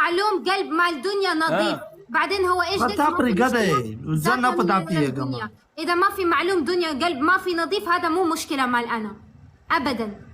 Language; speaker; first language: Arabic; non-native, learner; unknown